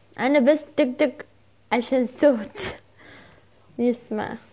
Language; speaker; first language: Arabic; non-native, learner; Turkish